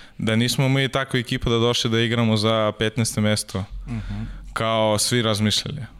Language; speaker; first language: Serbian; non-native, learner; Russian